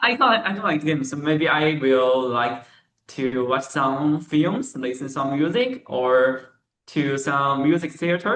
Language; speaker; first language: English; non-native, learner; Chinese